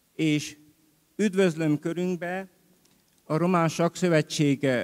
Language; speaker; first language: Romanian; non-native, local second language; Hungarian